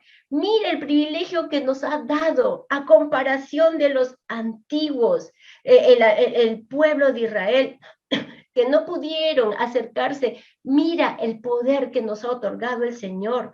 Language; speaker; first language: Spanish; native; Spanish